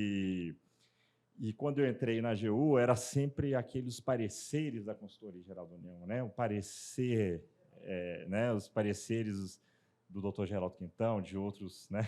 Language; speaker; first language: Portuguese; native; Portuguese